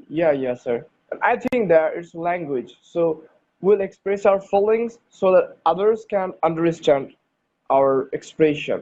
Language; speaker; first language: English; non-native, learner; Bangla